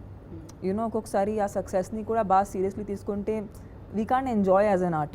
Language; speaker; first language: Telugu; non-native, fluent; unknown